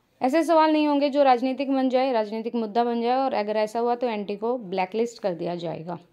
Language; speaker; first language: Hindi; native; Hindi